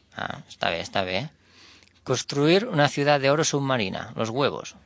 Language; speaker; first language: Spanish; non-native, local second language; Catalan